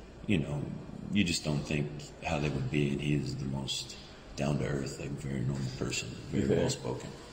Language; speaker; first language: English; native; English